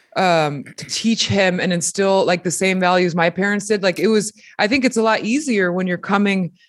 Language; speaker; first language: English; early bilingual, other home language; Spanish